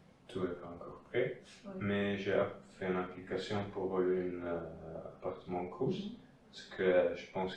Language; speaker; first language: French; non-native, fluent; Dutch